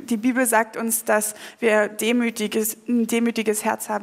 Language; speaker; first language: German; native; German